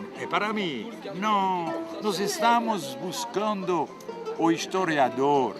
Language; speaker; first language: Portuguese; non-native, fluent; French